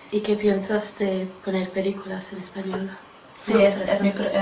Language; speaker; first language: Spanish; non-native, learner; English